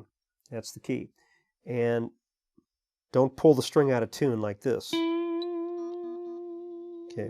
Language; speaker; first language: English; native; English